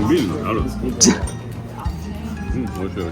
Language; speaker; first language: Japanese; non-native, fluent; French